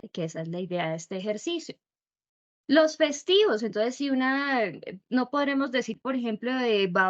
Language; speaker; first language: Spanish; native; Spanish